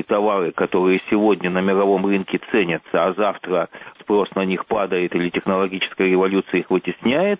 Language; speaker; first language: Russian; native; Russian